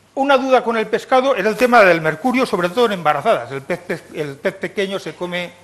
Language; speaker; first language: Spanish; native; Spanish